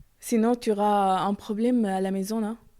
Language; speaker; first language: French; non-native, learner; Arabic